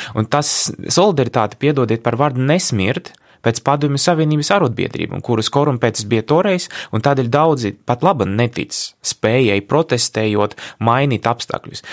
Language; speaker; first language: Latvian; non-native, local second language; Russian